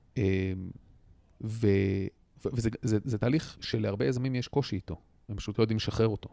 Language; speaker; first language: Hebrew; native; Hebrew